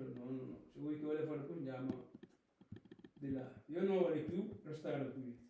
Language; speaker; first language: Italian; non-native, learner; Punjabi